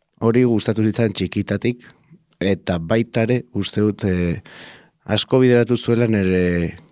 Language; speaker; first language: Basque; non-native, local second language; Spanish